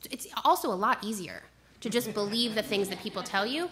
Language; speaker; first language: English; native; English